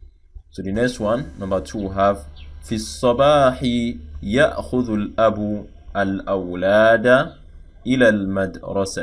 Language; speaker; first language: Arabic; non-native, fluent; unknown